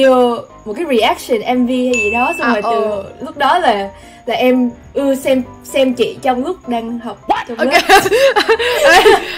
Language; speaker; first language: Vietnamese; early bilingual, heritage; Vietnamese